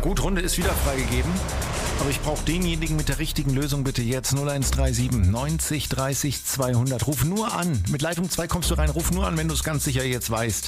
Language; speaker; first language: German; native; German